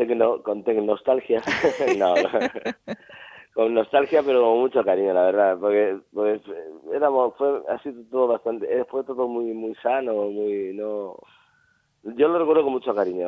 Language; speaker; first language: Spanish; native; Spanish